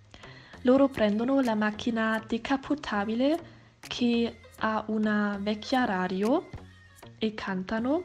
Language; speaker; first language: Italian; non-native, fluent; German